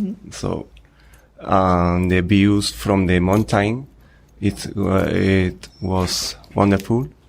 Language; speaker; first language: English; non-native, learner; Spanish